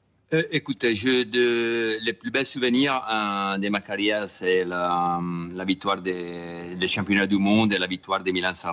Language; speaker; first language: French; non-native, fluent; Italian